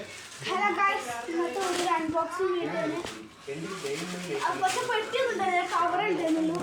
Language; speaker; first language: Malayalam; early bilingual, heritage; Malayalam